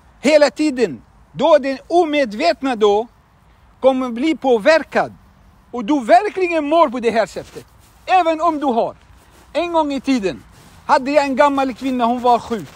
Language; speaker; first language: Swedish; non-native, fluent; Arabic